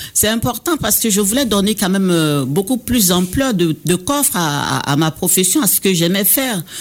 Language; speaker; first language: French; non-native, local second language; Baoulé